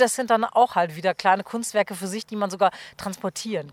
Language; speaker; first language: German; native; German